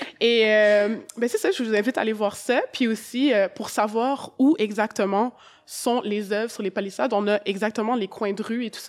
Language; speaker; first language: French; native; French